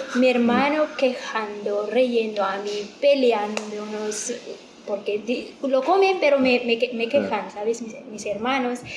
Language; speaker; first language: Spanish; non-native, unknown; Amharic